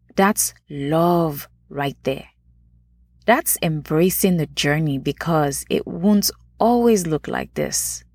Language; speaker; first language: English; non-native, local second language; Yoruba